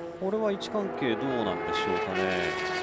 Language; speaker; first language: Japanese; native; Japanese